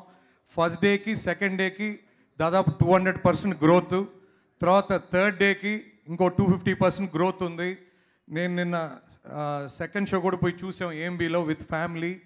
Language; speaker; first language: Telugu; native; Telugu